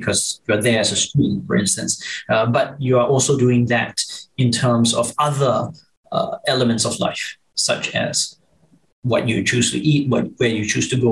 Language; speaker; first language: English; native; English